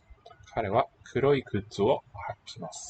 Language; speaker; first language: Japanese; non-native, learner; English